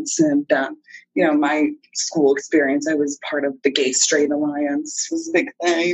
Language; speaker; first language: English; native; English